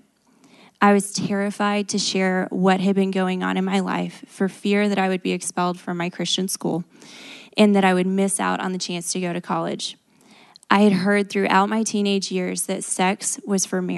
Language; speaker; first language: English; native; English